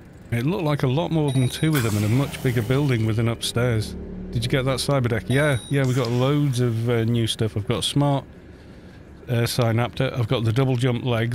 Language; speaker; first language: English; native; English